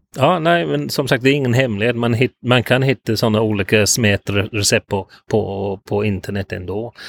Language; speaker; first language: Swedish; non-native, fluent; English